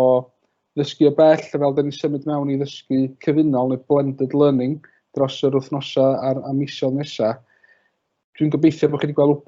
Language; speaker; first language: Welsh; native; Welsh